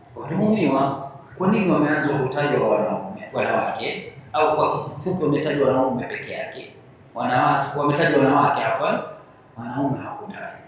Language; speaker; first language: Swahili; native; Swahili